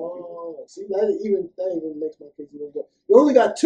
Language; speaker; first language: English; native; English